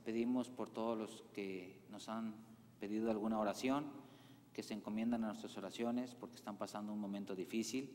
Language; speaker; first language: Spanish; native; Spanish